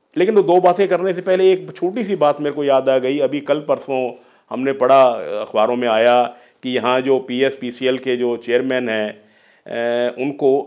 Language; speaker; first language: Hindi; non-native, local second language; Punjabi